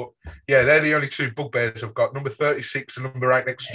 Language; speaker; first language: English; native; English